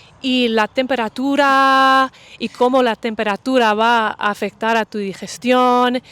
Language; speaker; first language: Spanish; non-native, fluent; English